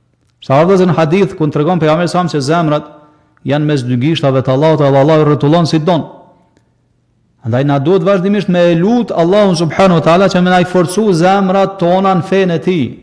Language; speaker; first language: Albanian; native; Albanian